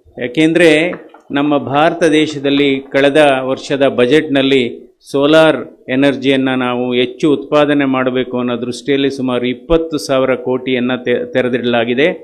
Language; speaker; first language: Kannada; native; Kannada